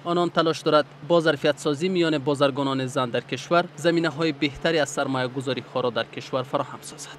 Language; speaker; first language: Persian; native; Persian